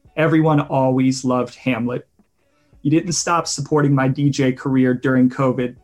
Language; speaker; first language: English; native; English